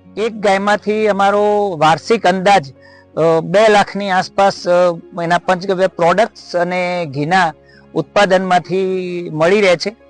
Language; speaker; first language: Gujarati; native; Gujarati